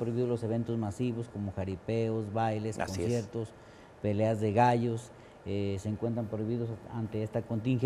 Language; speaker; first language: Spanish; native; Spanish